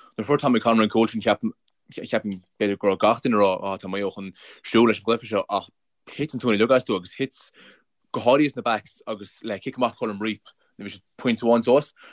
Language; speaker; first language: Irish; native; Irish